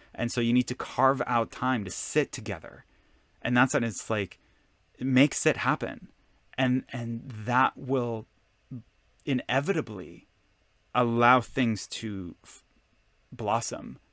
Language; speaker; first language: English; non-native, fluent; Hebrew